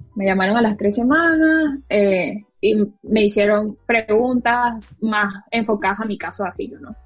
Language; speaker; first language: Spanish; native; Spanish